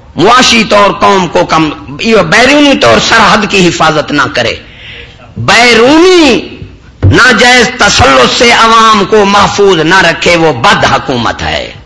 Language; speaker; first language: Urdu; non-native, local second language; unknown